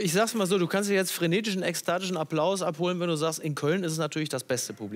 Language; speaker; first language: German; native; German